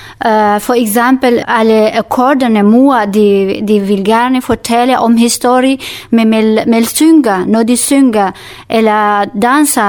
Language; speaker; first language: Danish; non-native, learner; Kurdish